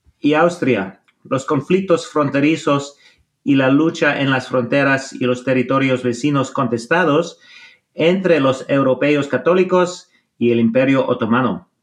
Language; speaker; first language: Spanish; non-native, fluent; English